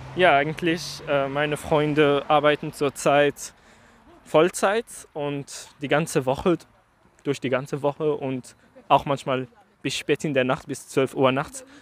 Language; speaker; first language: German; non-native, fluent; Arabic